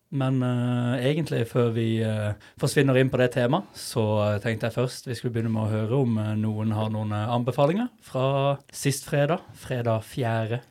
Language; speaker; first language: Norwegian; native; Norwegian